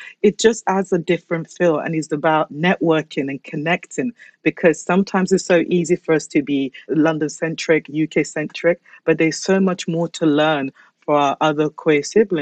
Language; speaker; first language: English; native; English